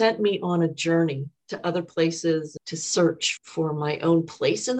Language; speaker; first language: English; native; English